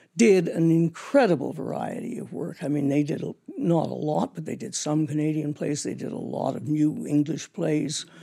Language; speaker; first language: English; native; English